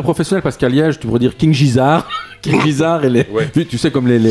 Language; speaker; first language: French; native; French